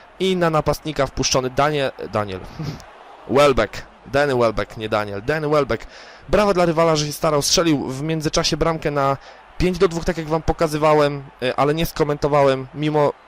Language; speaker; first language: Polish; native; Polish